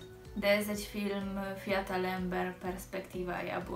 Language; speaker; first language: Hungarian; non-native, learner; Polish